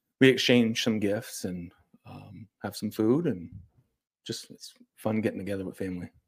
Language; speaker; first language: English; native; English